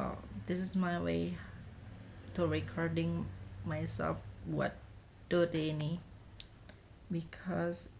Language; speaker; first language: English; non-native, learner; Indonesian